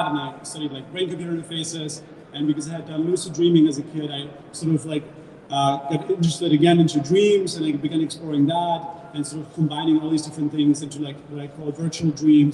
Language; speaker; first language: English; non-native, fluent; German